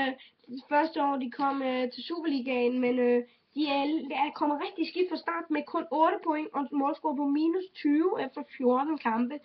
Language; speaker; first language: Danish; native; Danish